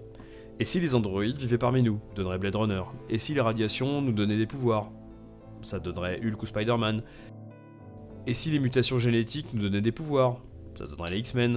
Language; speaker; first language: French; native; French